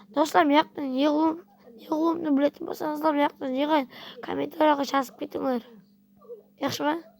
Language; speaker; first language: Uzbek; non-native, local second language; Kara-Kalpak